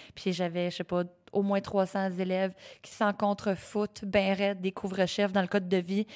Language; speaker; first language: French; native; French